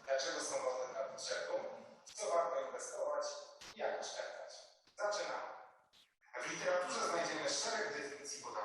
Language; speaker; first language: Polish; native; Polish